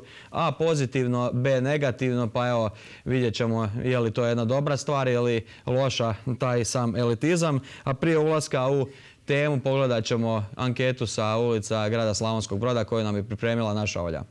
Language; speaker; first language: Croatian; native; Croatian